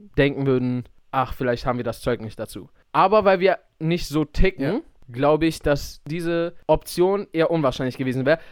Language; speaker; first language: German; native; German